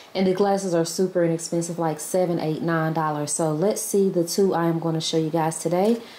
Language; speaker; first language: English; native; English